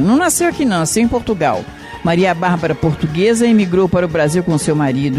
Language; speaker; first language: Portuguese; native; Portuguese